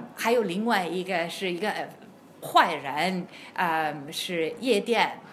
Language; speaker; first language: Chinese; non-native, fluent; German